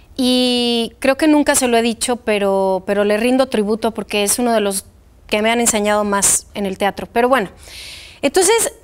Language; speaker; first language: Spanish; early bilingual, other home language; Polish